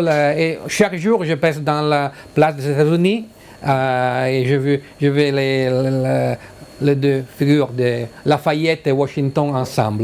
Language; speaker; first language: French; non-native, learner; Italian